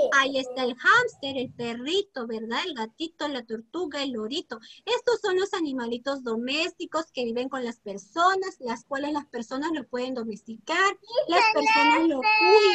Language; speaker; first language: Spanish; native; Spanish